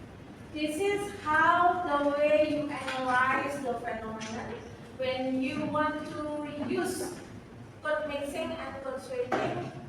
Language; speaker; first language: English; non-native, fluent; Indonesian